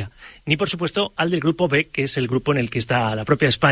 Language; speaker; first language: Spanish; native; Spanish